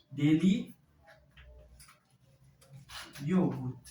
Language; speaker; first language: Italian; non-native, fluent; French